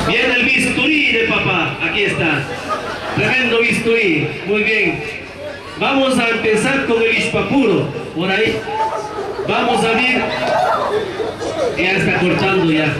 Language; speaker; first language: Spanish; native; Spanish